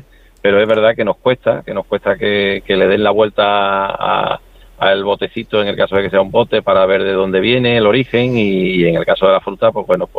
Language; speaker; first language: Spanish; native; Spanish